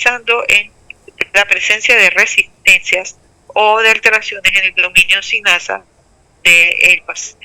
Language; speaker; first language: Spanish; native; Spanish